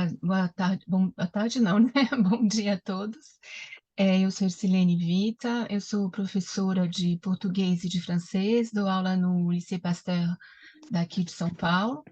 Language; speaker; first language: Portuguese; non-native, fluent; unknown